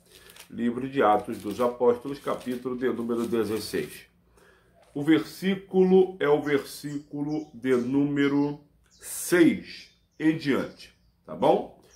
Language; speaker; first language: Portuguese; native; Portuguese